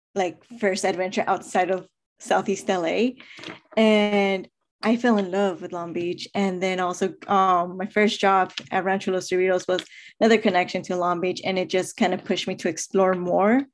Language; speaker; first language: English; native; English